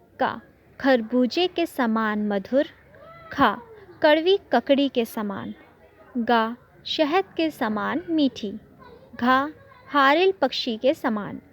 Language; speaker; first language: Hindi; native; Hindi